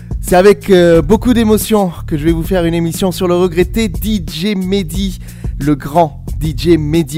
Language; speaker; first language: French; native; French